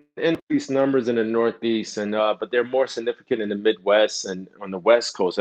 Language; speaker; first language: English; native; English